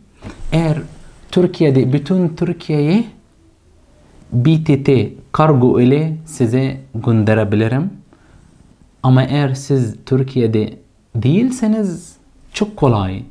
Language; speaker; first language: Turkish; non-native, fluent; Arabic